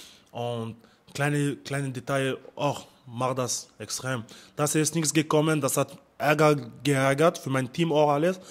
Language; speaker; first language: German; non-native, learner; French